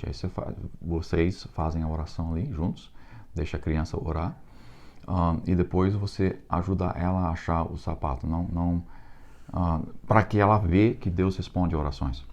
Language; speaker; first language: Portuguese; non-native, fluent; English